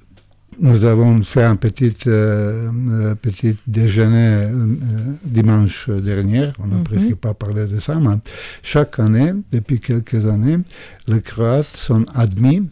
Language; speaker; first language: French; non-native, fluent; Croatian